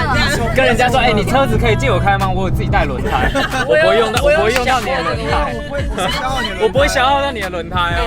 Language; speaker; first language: Chinese; native; Chinese